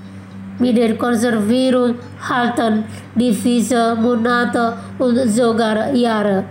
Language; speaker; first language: German; non-native, fluent; Indonesian